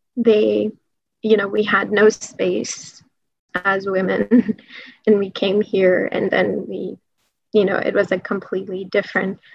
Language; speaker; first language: English; early bilingual, other home language; Persian